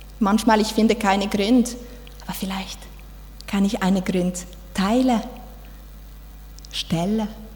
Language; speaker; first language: German; non-native, fluent; French